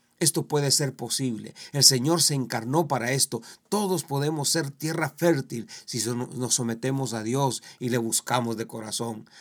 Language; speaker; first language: Spanish; native; Spanish